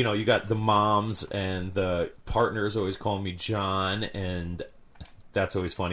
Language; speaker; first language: English; native; English